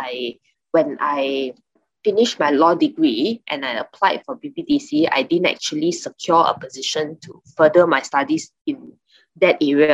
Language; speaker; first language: English; non-native, local second language; Chinese